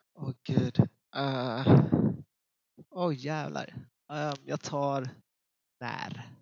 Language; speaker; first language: Swedish; early bilingual, other home language; Vietnamese